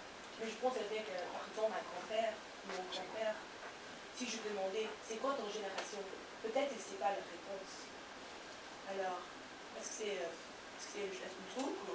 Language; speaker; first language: French; non-native, learner; English